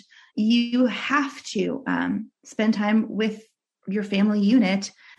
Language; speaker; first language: English; early bilingual, other home language; Russian